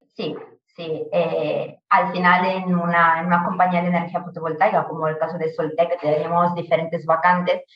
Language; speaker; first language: Spanish; non-native, fluent; Italian